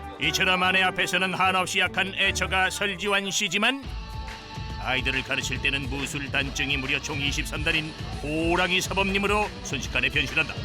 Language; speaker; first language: Korean; native; Korean